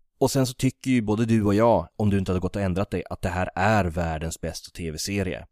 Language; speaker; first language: Swedish; native; Swedish